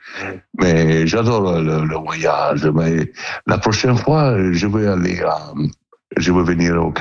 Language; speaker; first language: French; non-native, learner; Italian